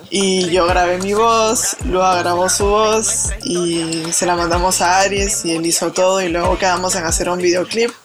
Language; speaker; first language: Spanish; native; Spanish